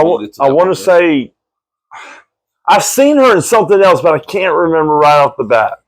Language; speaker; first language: English; native; English